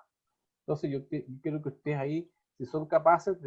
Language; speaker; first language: Spanish; native; Spanish